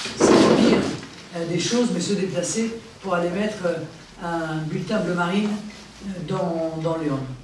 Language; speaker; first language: French; native; French